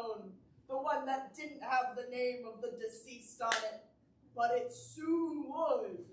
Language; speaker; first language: English; native; English